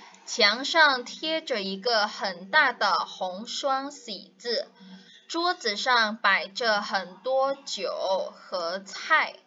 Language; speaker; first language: Chinese; non-native, fluent; Indonesian